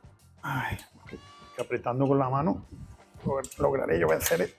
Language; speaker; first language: Spanish; native; Spanish